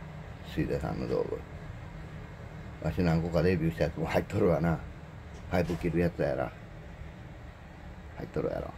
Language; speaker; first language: Japanese; native; Japanese